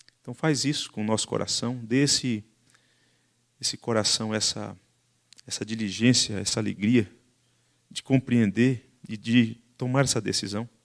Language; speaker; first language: Portuguese; native; Portuguese